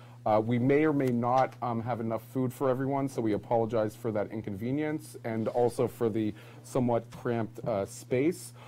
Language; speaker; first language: English; native; English